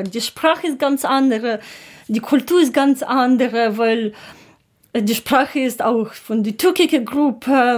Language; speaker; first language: German; non-native, learner; Ukrainian